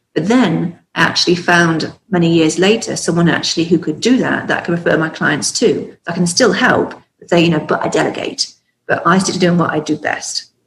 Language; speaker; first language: English; native; English